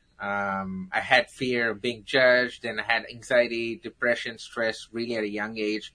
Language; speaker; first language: English; non-native, local second language; Tamil